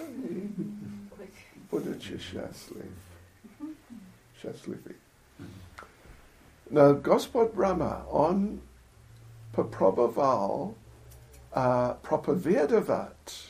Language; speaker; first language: Russian; non-native, fluent; English